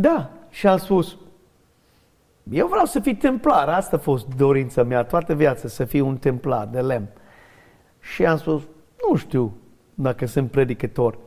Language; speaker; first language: Romanian; non-native, learner; English